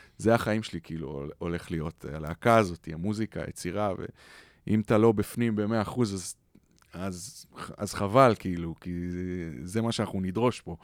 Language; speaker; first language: Hebrew; native; Hebrew